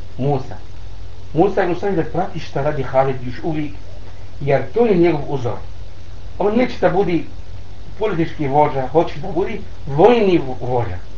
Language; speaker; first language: Bosnian; non-native, learner; Arabic